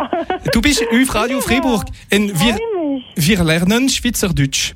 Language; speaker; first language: German; non-native, learner; French